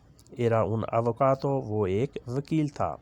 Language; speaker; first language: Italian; non-native, learner; Urdu